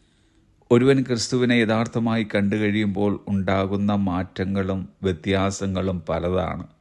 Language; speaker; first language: Malayalam; native; Malayalam